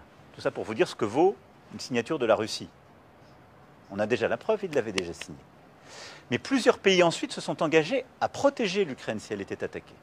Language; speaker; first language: French; native; French